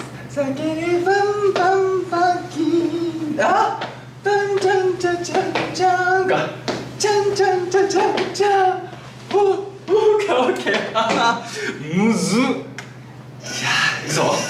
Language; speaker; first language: Japanese; native; Japanese